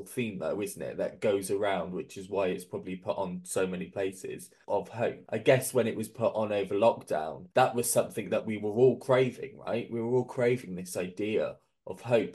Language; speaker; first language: English; native; English